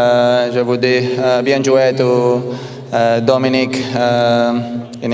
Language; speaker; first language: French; non-native, learner; Spanish